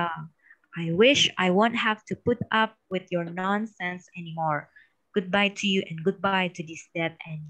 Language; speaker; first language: English; non-native, fluent; Indonesian